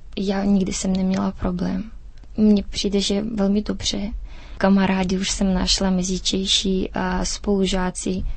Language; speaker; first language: Czech; early bilingual, heritage; Czech